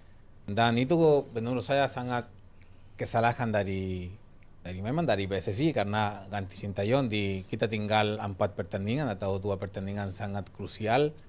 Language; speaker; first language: Indonesian; non-native, fluent; Spanish